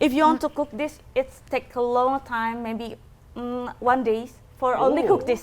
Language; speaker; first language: English; non-native, learner; Indonesian